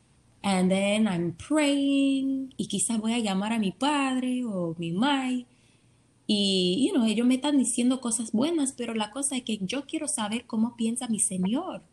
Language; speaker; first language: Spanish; early bilingual, heritage; Spanish